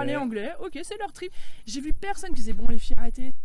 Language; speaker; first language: French; native; French